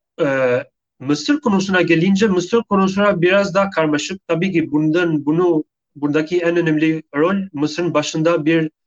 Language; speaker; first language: Turkish; non-native, fluent; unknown